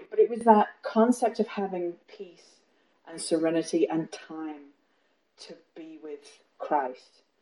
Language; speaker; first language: English; native; English